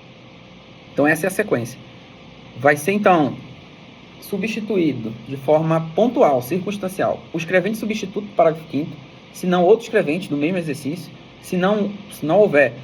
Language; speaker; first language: Portuguese; native; Portuguese